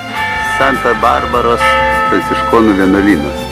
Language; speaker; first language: Lithuanian; native; Lithuanian